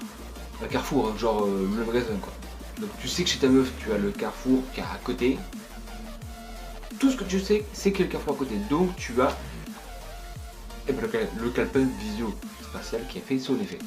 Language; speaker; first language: French; native; French